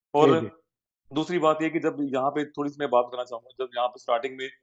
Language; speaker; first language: Hindi; native; Hindi